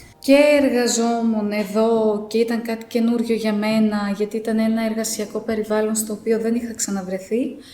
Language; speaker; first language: Greek; early bilingual, other home language; Arabic